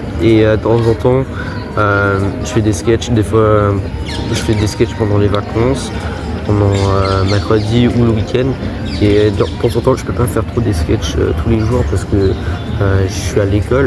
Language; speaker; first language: French; early bilingual, other home language; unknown